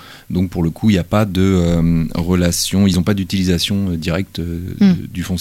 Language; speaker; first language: French; native; French